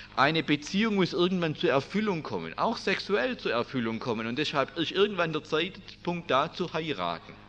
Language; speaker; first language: German; native; German